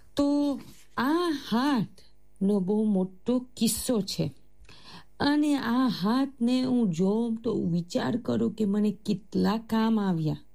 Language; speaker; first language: Gujarati; early bilingual, heritage; Gujarati